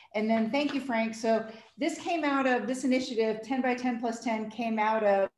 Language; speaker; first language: English; native; English